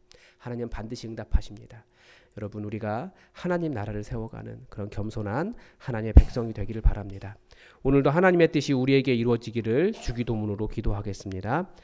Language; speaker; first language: Korean; native; Korean